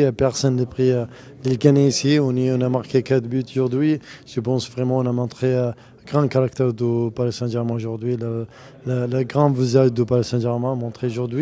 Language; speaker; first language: French; non-native, learner; Arabic